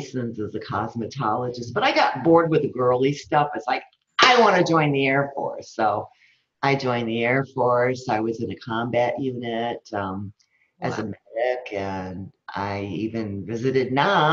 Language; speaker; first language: English; early bilingual, other home language; Spanish